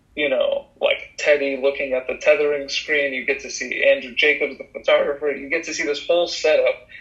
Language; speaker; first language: English; early bilingual, other home language; Russian